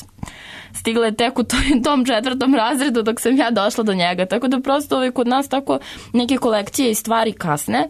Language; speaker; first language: Serbian; native; Serbian